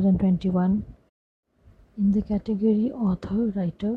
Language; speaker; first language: English; non-native, local second language; Hindi